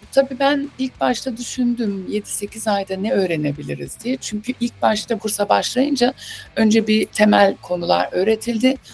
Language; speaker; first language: Turkish; early bilingual, heritage; Turkish